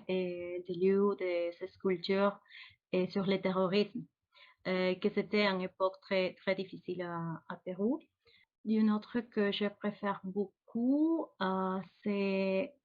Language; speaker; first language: French; non-native, fluent; Spanish